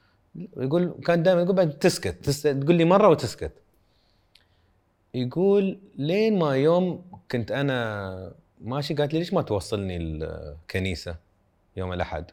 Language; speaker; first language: Arabic; native; Arabic